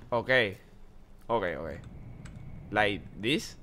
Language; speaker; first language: English; non-native, learner; Spanish